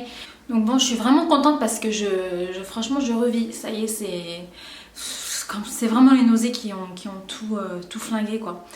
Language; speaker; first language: French; native; French